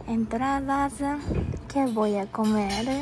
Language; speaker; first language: Spanish; non-native, fluent; Japanese